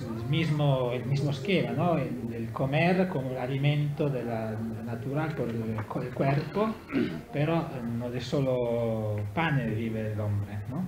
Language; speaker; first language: Spanish; non-native, learner; Italian